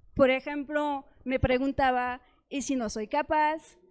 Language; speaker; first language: Spanish; non-native, fluent; French